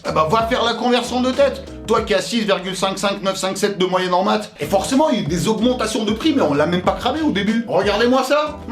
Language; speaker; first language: French; early bilingual, other home language; Russian